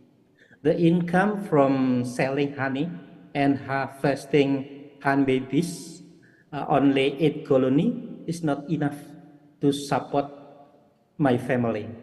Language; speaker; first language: English; non-native, fluent; Indonesian